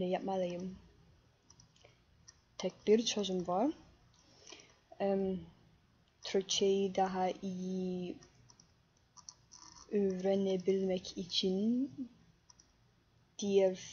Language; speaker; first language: Turkish; non-native, learner; English